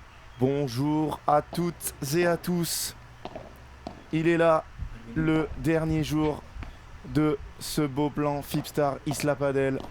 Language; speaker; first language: French; native; French